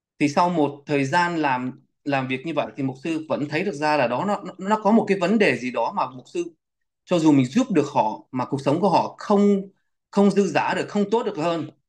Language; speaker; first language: Vietnamese; early bilingual, heritage; Vietnamese